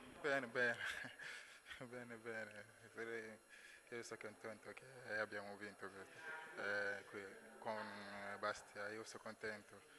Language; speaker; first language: Italian; non-native, learner; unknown